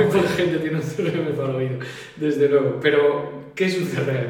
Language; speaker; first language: Spanish; native; Spanish